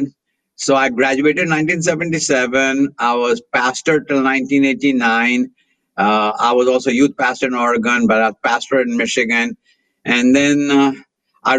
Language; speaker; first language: English; non-native, local second language; Hindi